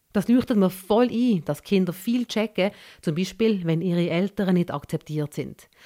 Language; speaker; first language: German; early bilingual, other home language; Malayalam